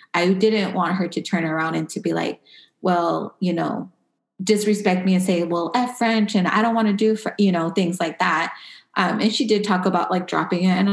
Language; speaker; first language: English; early bilingual, other home language; Spanish